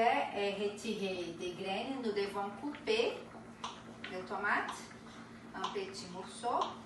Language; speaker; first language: French; non-native, learner; Portuguese